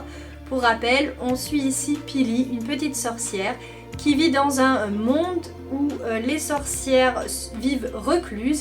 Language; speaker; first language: French; native; French